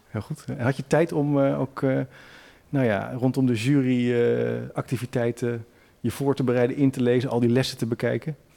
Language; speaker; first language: Dutch; native; Dutch